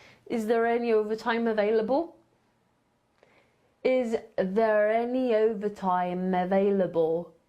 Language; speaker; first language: English; non-native, fluent; Polish